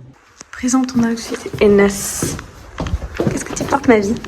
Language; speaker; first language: French; native; French